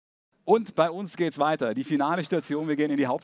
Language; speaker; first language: German; native; German